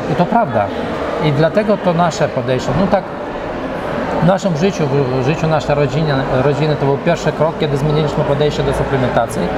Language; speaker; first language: Polish; early bilingual, heritage; Russian